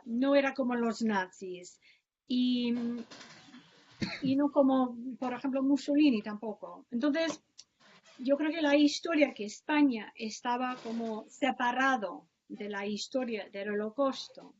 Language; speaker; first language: Spanish; non-native, fluent; English